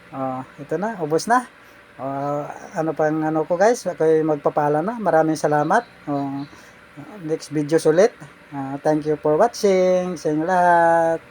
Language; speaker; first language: Filipino; native; Filipino